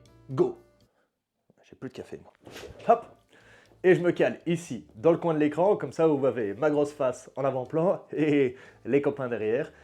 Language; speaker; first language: French; native; French